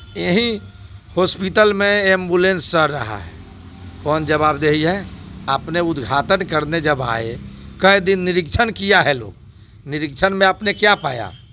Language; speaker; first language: Hindi; native; Hindi